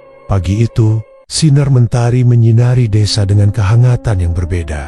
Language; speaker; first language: Indonesian; native; Indonesian